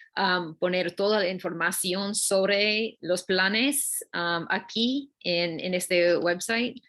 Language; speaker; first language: Spanish; non-native, learner; English